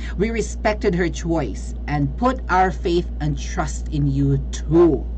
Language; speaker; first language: English; non-native, local second language; Filipino